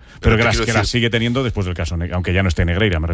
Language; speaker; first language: Spanish; native; Spanish